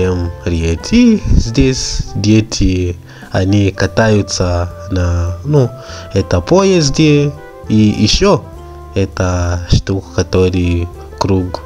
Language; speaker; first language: Russian; non-native, learner; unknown